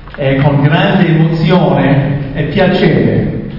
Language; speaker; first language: Italian; non-native, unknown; English